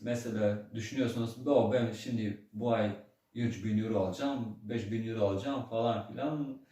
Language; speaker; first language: Turkish; early bilingual, heritage; Turkish